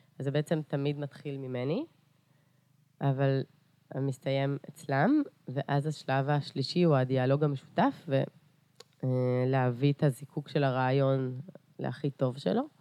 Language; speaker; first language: Hebrew; early bilingual, other home language; Russian